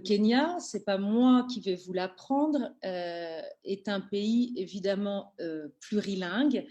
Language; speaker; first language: French; native; French